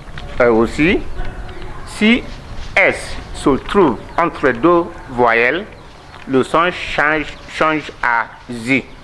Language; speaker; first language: French; non-native, learner; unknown